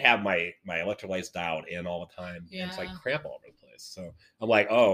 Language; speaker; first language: English; native; English